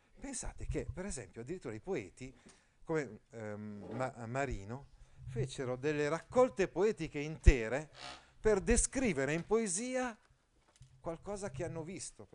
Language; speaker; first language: Italian; native; Italian